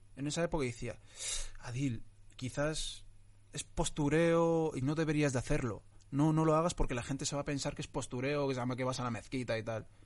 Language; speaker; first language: Spanish; early bilingual, other home language; Arabic